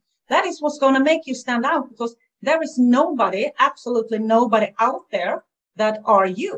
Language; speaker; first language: English; non-native, fluent; Swedish